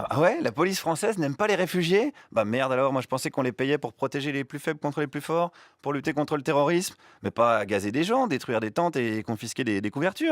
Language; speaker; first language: French; native; French